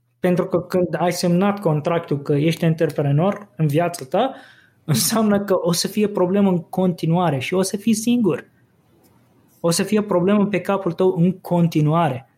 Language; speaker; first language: Romanian; non-native, fluent; Arabic